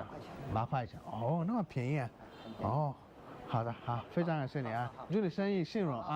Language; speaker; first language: Chinese; non-native, fluent; English